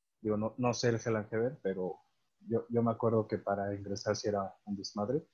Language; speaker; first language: Spanish; native; Spanish